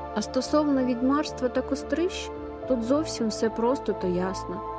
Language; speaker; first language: Ukrainian; native; Ukrainian